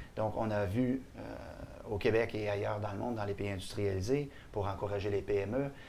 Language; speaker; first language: French; native; French